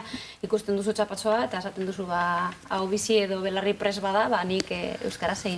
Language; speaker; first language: Basque; non-native, local second language; Spanish